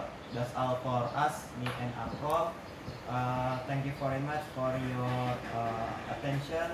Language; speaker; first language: English; non-native, learner; Indonesian